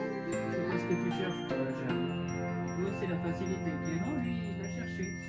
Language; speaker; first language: French; native; French